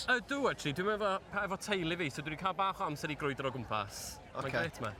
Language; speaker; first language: Welsh; native; Welsh